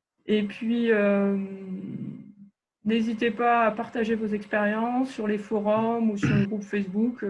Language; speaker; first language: French; native; French